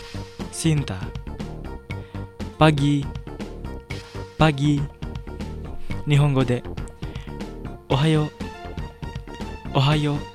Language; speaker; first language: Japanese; non-native, fluent; Indonesian